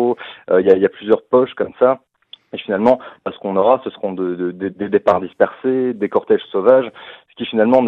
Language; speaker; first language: French; native; French